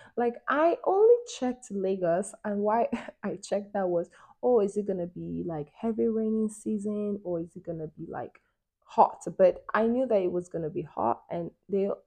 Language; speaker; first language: English; non-native, local second language; Yoruba